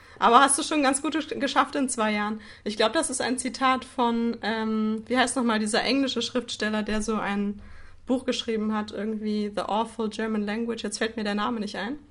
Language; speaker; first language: German; native; German